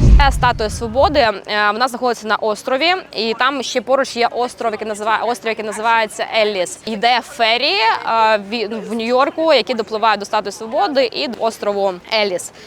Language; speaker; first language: Ukrainian; native; Ukrainian